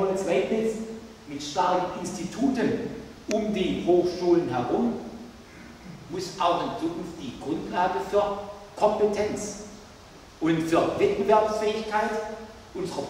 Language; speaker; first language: German; native; German